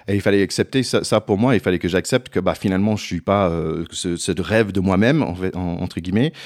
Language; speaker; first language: French; non-native, fluent; English